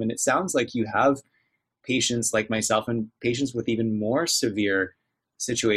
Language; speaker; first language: English; native; English